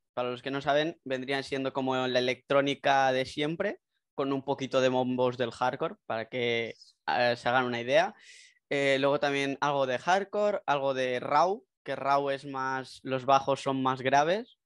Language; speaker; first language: Spanish; native; Spanish